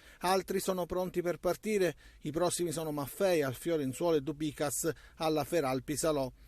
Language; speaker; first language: Italian; native; Italian